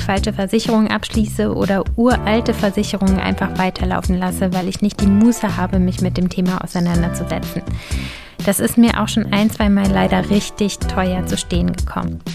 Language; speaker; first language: German; native; German